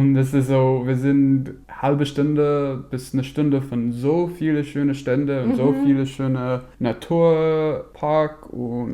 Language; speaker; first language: German; non-native, fluent; English